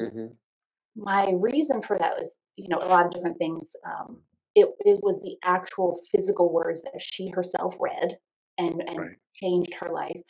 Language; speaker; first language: English; native; English